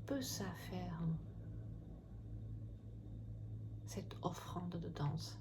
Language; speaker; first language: French; non-native, fluent; Japanese